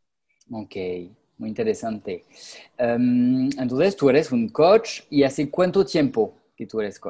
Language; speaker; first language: Spanish; non-native, fluent; French